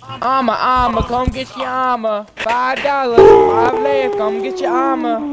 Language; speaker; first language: English; native; English